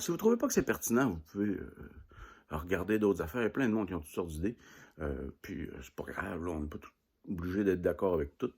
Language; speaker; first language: French; native; French